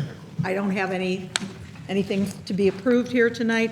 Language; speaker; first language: English; native; English